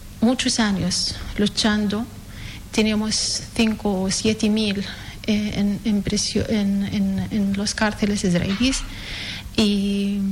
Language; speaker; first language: Spanish; non-native, learner; Arabic